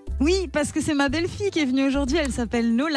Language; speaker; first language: French; native; French